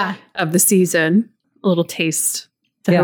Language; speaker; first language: English; native; English